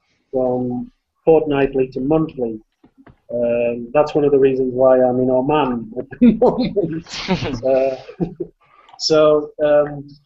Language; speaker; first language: English; native; English